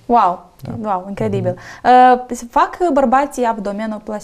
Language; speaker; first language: Romanian; native; Romanian